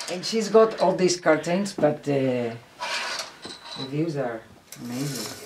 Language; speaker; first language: English; non-native, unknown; Spanish